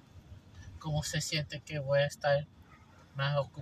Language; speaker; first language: Spanish; early bilingual, heritage; English